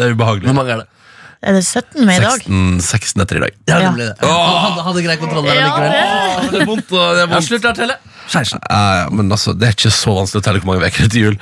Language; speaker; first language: Norwegian; native; Norwegian